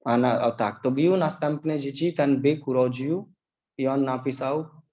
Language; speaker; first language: Polish; non-native, learner; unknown